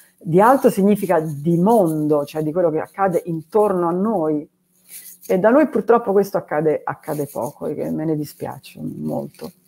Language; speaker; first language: Italian; native; Italian